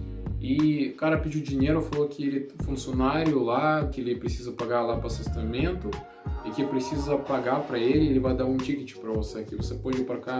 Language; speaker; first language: Portuguese; non-native, learner; Russian